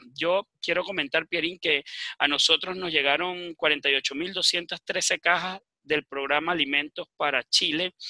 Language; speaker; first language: Spanish; native; Spanish